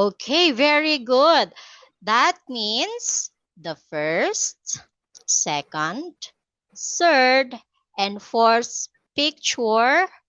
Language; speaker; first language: English; non-native, fluent; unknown